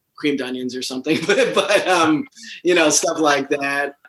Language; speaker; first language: English; native; English